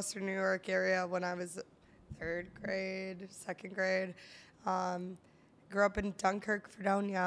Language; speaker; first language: English; native; English